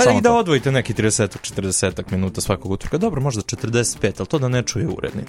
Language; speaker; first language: Serbian; native; Serbian